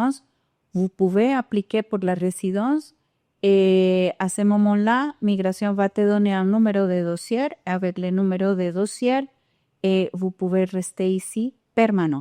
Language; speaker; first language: French; non-native, fluent; Spanish